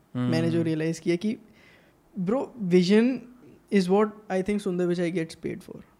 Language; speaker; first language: Hindi; native; Hindi